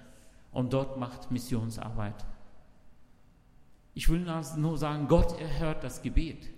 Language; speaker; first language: German; non-native, learner; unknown